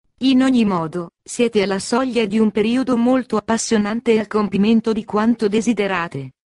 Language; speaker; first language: Italian; native; Italian